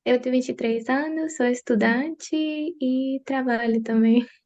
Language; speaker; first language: Portuguese; early bilingual, other home language; Spanish